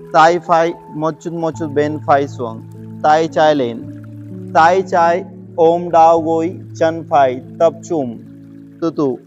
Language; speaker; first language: Vietnamese; non-native, learner; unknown